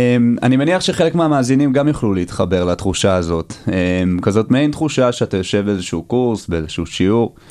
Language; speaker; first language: Hebrew; native; Hebrew